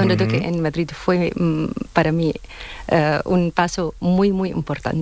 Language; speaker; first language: Spanish; non-native, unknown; Arabic